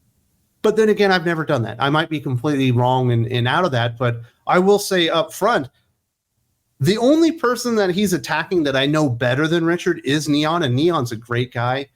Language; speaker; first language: English; native; English